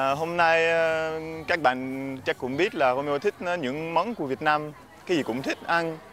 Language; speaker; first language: Vietnamese; non-native, learner; French